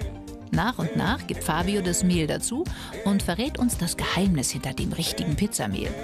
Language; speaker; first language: German; native; German